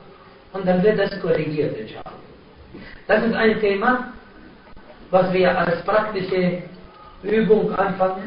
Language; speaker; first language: German; non-native, fluent; Arabic